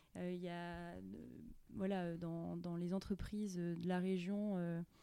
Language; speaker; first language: French; native; French